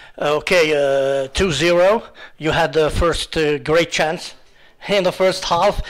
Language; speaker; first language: English; non-native, learner; Hungarian